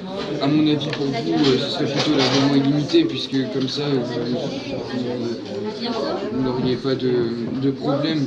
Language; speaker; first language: French; native; French